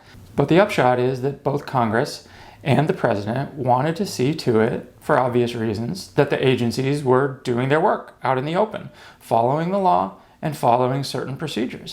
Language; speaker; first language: English; native; English